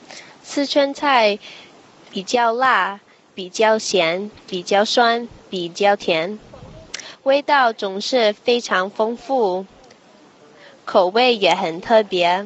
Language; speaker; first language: Chinese; non-native, fluent; English